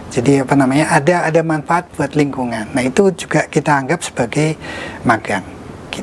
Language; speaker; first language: Indonesian; native; Indonesian